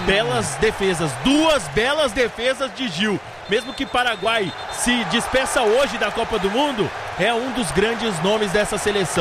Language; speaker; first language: Portuguese; native; Portuguese